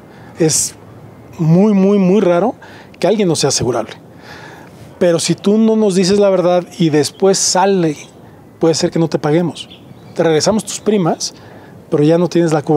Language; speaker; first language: Spanish; native; Spanish